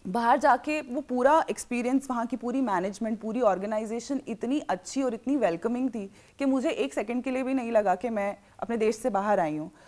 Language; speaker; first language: Hindi; native; Hindi